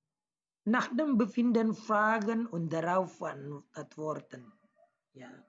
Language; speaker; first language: German; non-native, learner; Indonesian